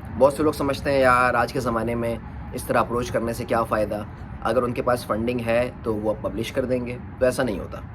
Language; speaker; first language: Urdu; native; Urdu